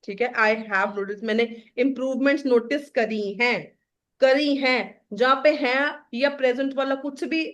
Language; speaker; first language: Hindi; non-native, local second language; Punjabi